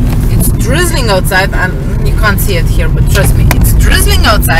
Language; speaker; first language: English; non-native, fluent; Slovenian